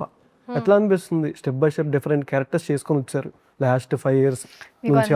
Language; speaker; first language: Telugu; native; Telugu